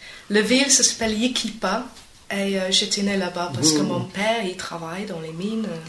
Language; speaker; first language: French; non-native, fluent; English